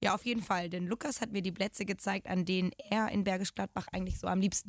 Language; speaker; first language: German; native; German